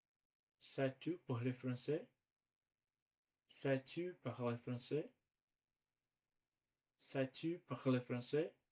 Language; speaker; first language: French; non-native, learner; Portuguese